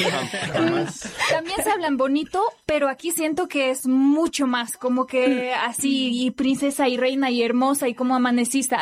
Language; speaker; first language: Spanish; non-native, fluent; Polish